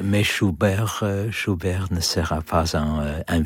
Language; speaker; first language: French; non-native, learner; English